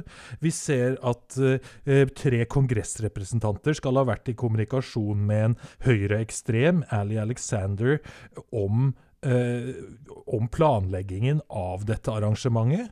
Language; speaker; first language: Norwegian; native; Norwegian